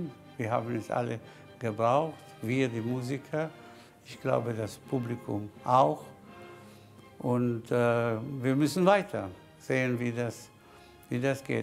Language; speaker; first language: German; non-native, fluent; Spanish